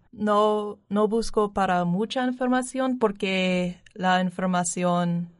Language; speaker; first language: Spanish; non-native, learner; English